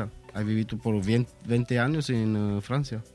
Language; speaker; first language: Spanish; non-native, learner; Italian